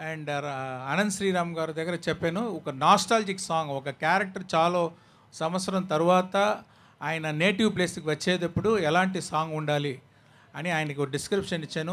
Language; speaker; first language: Telugu; non-native, fluent; Tamil